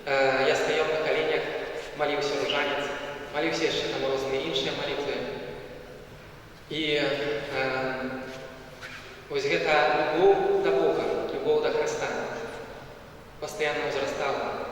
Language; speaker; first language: Belarusian; native; Belarusian